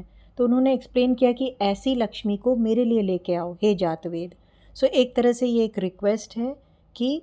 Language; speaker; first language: Hindi; native; Hindi